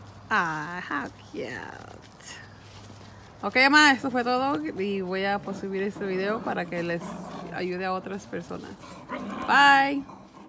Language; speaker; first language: Spanish; early bilingual, heritage; Spanish